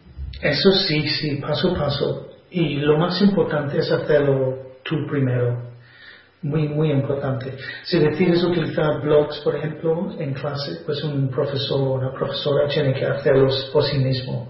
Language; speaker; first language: Spanish; non-native, fluent; English